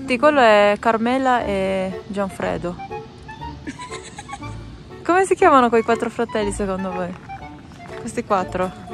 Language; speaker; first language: Italian; early bilingual, other home language; Filipino